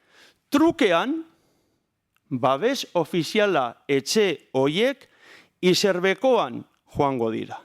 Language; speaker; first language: Basque; native; Basque